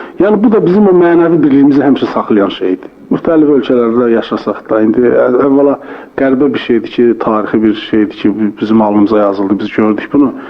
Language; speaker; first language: Azerbaijani; native; Azerbaijani